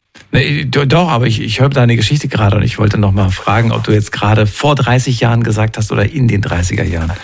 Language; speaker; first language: German; native; German